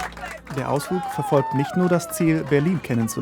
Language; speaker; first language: German; native; German